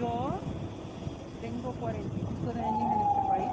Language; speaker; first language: Spanish; native; Spanish